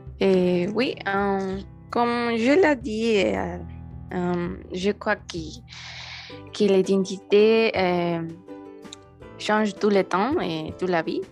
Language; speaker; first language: French; non-native, learner; Spanish